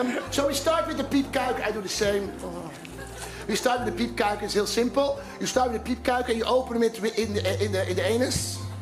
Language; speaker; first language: English; non-native, learner; Dutch